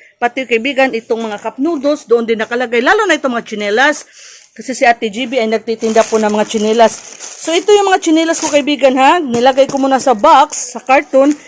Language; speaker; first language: Filipino; non-native, local second language; Cebuano